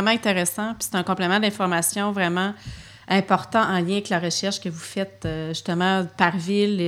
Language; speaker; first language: French; native; French